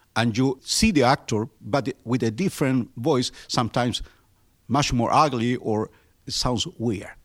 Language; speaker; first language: English; non-native, fluent; Spanish